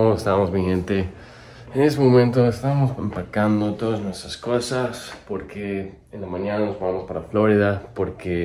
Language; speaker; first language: Spanish; non-native, fluent; English